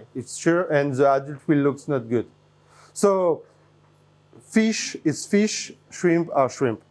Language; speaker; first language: English; non-native, fluent; French